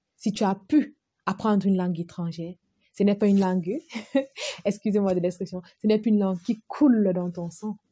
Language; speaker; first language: French; non-native, local second language; Fula